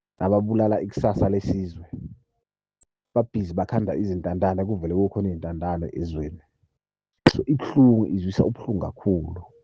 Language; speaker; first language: Zulu; native; Zulu